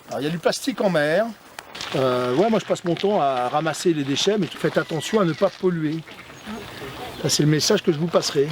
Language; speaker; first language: French; native; French